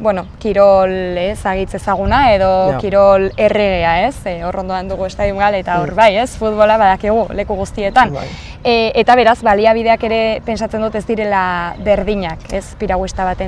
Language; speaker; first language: Basque; native; Basque